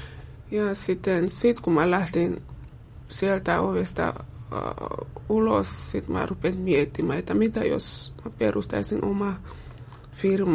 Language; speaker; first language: Finnish; non-native, fluent; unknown